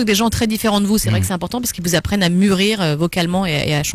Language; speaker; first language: French; native; French